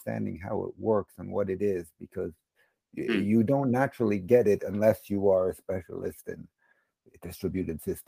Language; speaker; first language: English; native; English